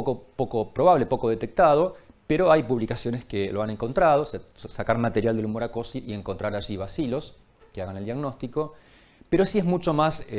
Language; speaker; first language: Spanish; native; Spanish